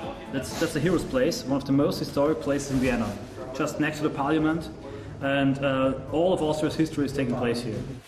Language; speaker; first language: English; non-native, fluent; German